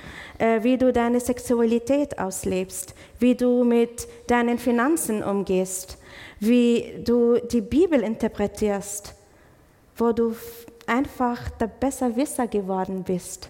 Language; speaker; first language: German; non-native, fluent; English